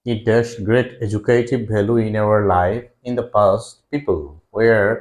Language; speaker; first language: English; non-native, local second language; Bangla